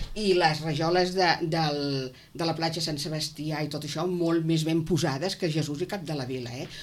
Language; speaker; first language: Catalan; native; Catalan